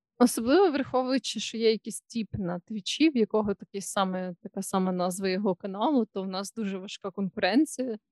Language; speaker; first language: Ukrainian; non-native, local second language; Russian